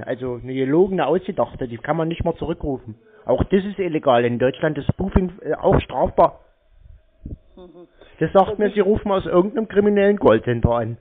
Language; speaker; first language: German; native; German